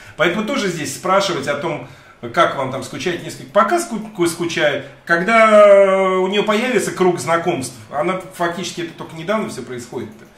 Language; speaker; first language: Russian; native; Russian